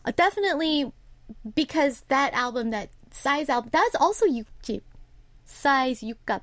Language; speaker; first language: English; early bilingual, other home language; Korean